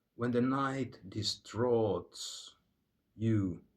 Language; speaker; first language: English; non-native, fluent; Finnish